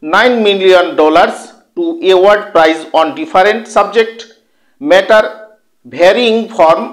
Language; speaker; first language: English; non-native, local second language; Bangla